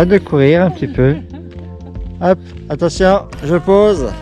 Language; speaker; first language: French; native; French